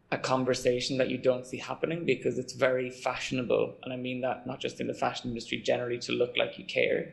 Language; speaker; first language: English; native; English